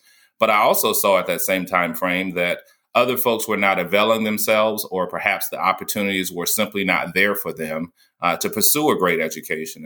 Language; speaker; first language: English; native; English